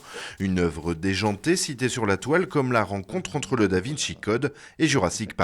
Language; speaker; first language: French; native; French